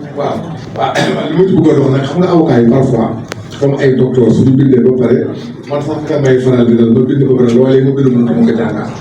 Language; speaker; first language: Wolof; non-native, local second language; Fula